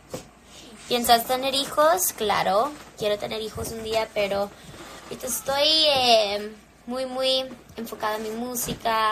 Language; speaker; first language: Spanish; early bilingual, heritage; English